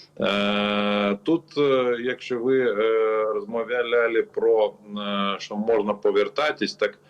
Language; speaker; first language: Ukrainian; non-native, learner; Lithuanian